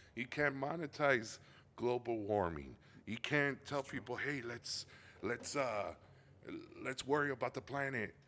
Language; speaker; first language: English; early bilingual, other home language; Spanish